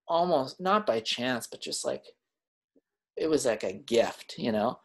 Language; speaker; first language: English; native; English